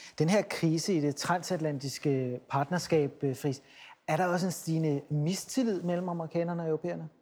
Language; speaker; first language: Danish; native; Danish